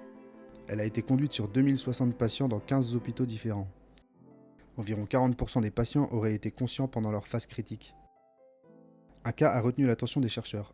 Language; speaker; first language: French; native; French